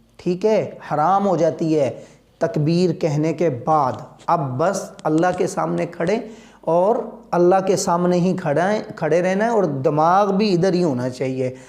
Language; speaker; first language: Urdu; non-native, local second language; Punjabi